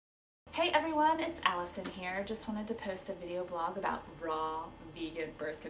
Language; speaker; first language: English; native; English